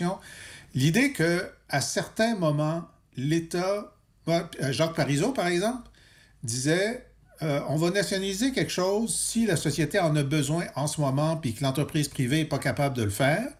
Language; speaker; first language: French; native; French